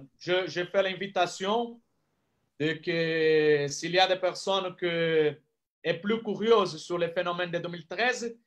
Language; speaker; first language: French; non-native, fluent; Portuguese